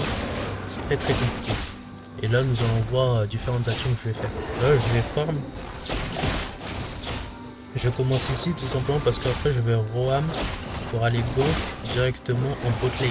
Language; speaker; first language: French; native; French